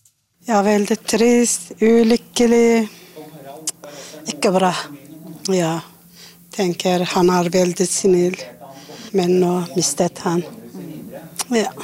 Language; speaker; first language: Norwegian; non-native, learner; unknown